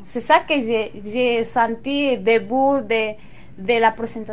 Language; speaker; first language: French; non-native, local second language; Spanish